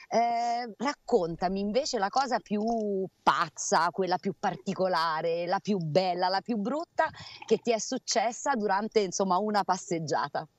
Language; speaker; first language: Italian; native; Italian